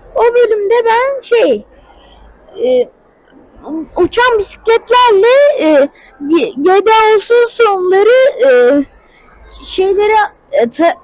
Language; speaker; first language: Turkish; native; Turkish